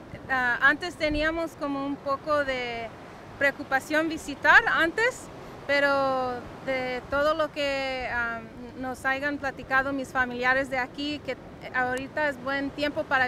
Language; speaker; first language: Spanish; early bilingual, heritage; Spanish